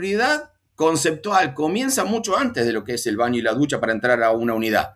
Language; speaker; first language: Spanish; native; Spanish